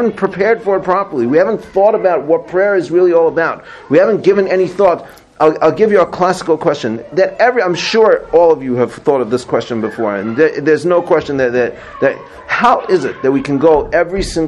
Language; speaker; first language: English; native; English